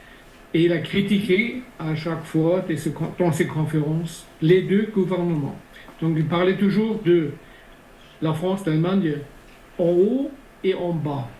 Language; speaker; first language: French; non-native, fluent; German